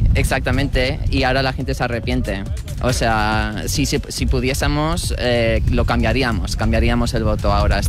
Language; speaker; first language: Spanish; early bilingual, heritage; Spanish